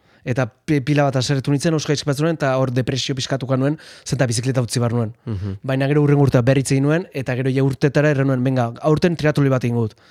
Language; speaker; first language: Basque; non-native, fluent; Spanish